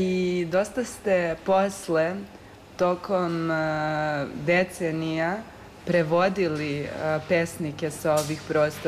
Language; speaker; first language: Serbian; native; Serbian